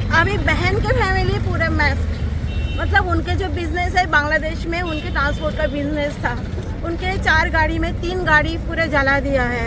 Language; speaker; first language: Hindi; non-native, local second language; Bangla